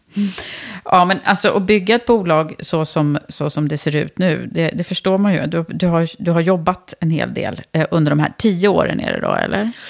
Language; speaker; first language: Swedish; native; Swedish